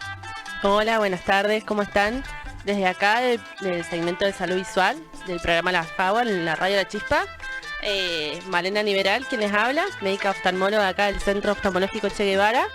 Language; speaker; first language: Spanish; native; Spanish